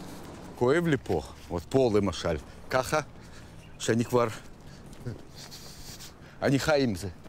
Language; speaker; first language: Hebrew; non-native, fluent; Russian